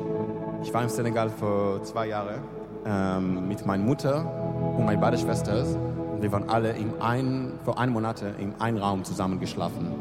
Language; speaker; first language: German; non-native, learner; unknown